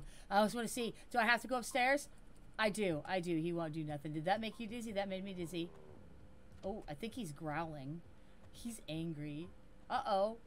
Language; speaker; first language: English; native; English